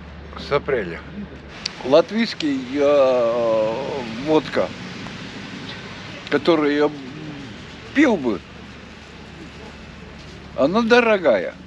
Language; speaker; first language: Russian; non-native, local second language; Latvian